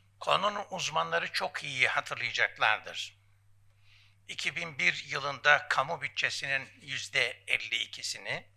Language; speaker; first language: Turkish; native; Turkish